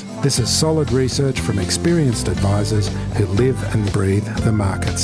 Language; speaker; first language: English; native; English